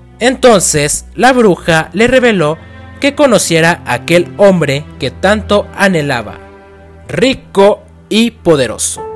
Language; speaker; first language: Spanish; native; Spanish